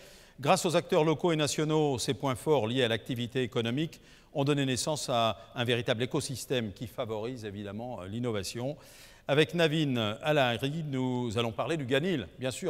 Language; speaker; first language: French; native; French